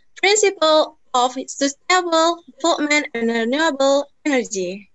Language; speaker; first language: English; non-native, learner; Indonesian